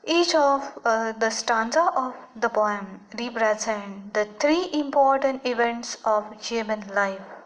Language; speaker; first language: English; non-native, local second language; Marathi